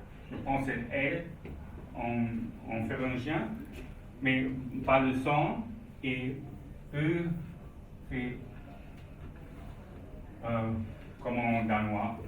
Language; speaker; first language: French; non-native, fluent; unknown